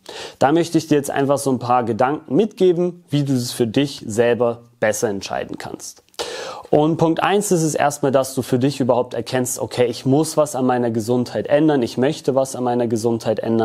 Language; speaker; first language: German; native; German